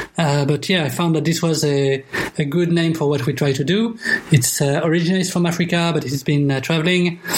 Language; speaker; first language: English; non-native, fluent; French